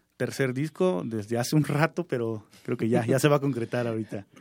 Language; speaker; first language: Spanish; non-native, local second language; Zapotec